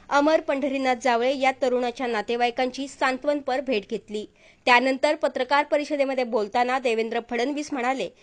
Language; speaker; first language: Marathi; native; Marathi